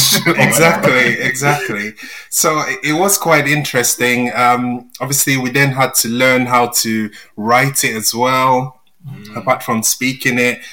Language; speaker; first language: English; non-native, local second language; Yoruba